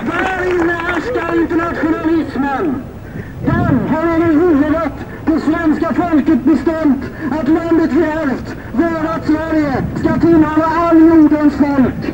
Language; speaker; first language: Swedish; native; Swedish